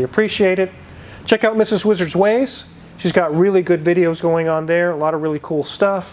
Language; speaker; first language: English; native; English